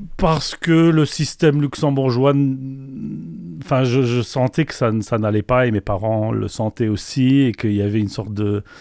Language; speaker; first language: French; non-native, local second language; Polish